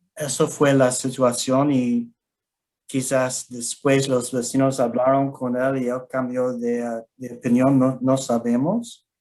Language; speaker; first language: Spanish; non-native, learner; English